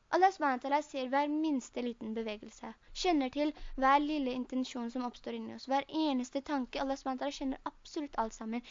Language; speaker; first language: Norwegian; early bilingual, other home language; Urdu